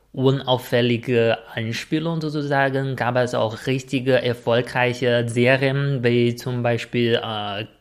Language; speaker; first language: German; non-native, fluent; Chinese